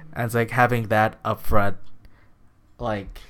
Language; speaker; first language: English; early bilingual, other home language; Filipino